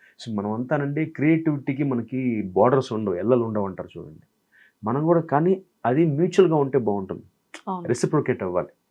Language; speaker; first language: Telugu; native; Telugu